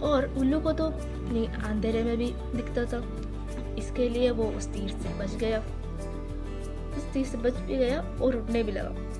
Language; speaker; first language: Hindi; non-native, local second language; Malayalam